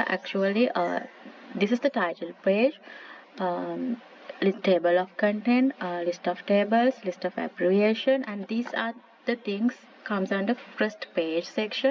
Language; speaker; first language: English; non-native, local second language; Sinhala